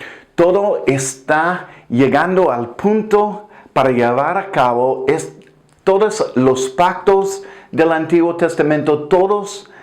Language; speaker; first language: Spanish; non-native, fluent; English